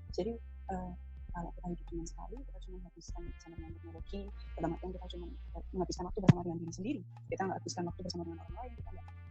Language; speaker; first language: Indonesian; native; Indonesian